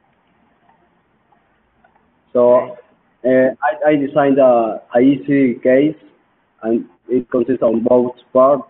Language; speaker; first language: English; non-native, learner; Spanish